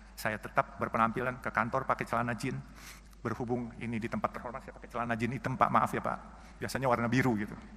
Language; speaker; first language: Indonesian; native; Indonesian